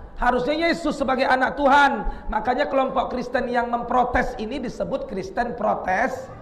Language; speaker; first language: Indonesian; native; Indonesian